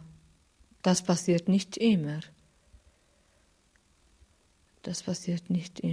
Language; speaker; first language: German; non-native, learner; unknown